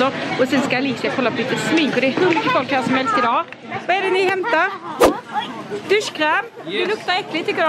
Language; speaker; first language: Swedish; native; Swedish